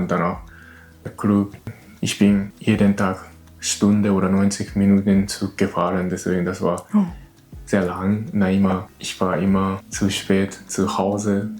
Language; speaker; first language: German; non-native, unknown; Japanese